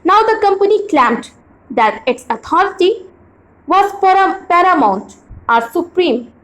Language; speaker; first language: English; non-native, local second language; Hindi